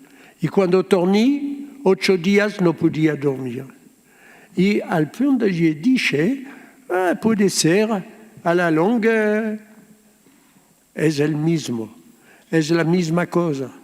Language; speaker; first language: Spanish; early bilingual, heritage; Ladino